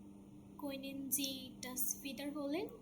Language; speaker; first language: German; non-native, fluent; Bangla